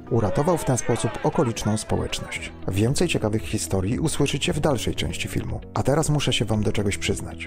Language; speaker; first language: Polish; native; Polish